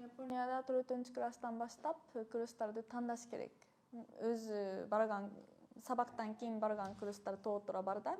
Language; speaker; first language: Kyrgyz; non-native, fluent; Japanese